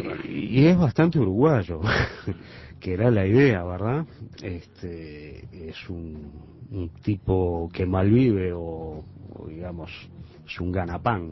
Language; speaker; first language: Spanish; native; Spanish